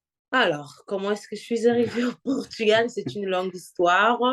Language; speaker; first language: French; non-native, fluent; Portuguese